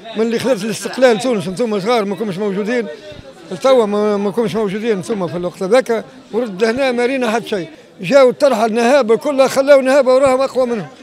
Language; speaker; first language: Arabic; native; Arabic